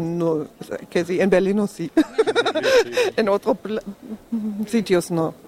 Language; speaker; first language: Spanish; non-native, learner; German